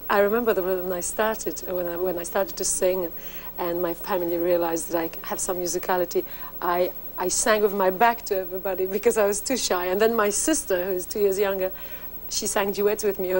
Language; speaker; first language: English; non-native, fluent; Polish